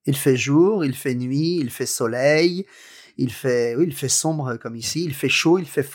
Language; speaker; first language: French; native; French